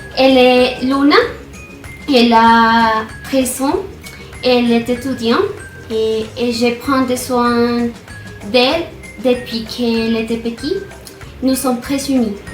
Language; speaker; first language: French; non-native, fluent; Spanish